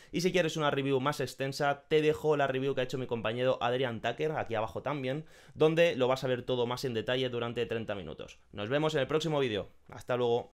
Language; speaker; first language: Spanish; native; Spanish